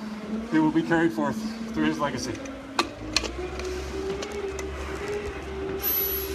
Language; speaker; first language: English; native; English